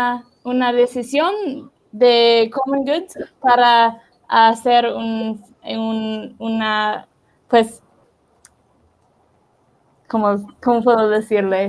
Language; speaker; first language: Spanish; non-native, learner; English